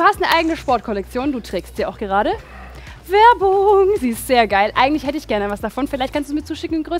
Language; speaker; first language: German; native; German